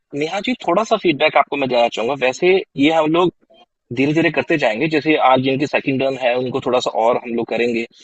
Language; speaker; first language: Hindi; non-native, local second language; Punjabi